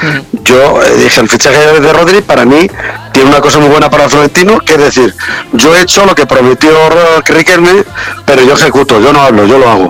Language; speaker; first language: Spanish; native; Spanish